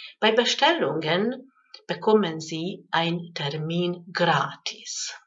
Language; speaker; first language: German; non-native, fluent; Hungarian